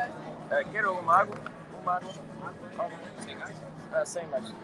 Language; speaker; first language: Portuguese; non-native, learner; English